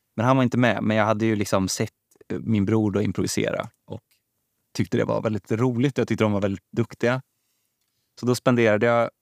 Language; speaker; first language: Swedish; native; Swedish